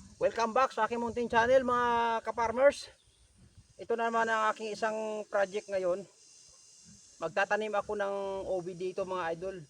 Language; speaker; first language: Filipino; non-native, local second language; Cebuano